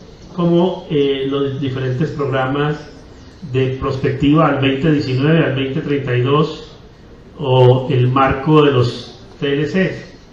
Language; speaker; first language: Spanish; native; Spanish